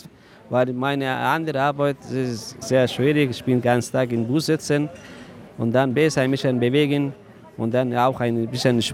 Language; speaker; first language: German; non-native, learner; Persian